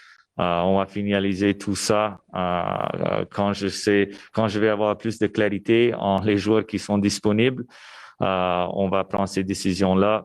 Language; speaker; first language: French; non-native, local second language; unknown